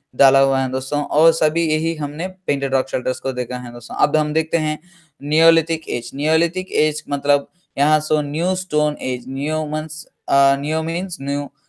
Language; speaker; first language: Hindi; non-native, local second language; Telugu